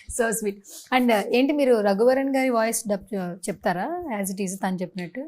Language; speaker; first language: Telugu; native; Telugu